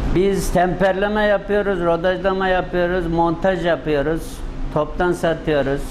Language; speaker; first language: Turkish; native; Turkish